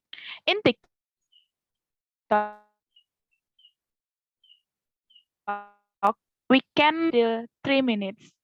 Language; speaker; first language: English; non-native, learner; Indonesian